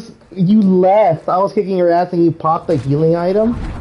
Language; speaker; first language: English; native; English